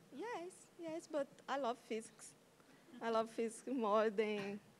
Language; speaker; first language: English; non-native, learner; Portuguese